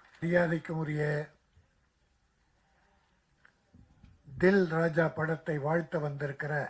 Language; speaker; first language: Tamil; native; Tamil